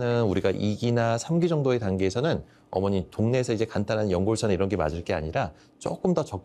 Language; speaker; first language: Korean; native; Korean